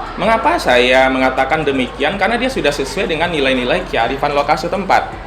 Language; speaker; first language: Indonesian; non-native, local second language; Minangkabau